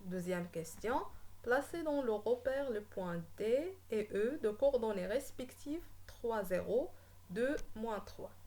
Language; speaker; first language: French; non-native, local second language; Arabic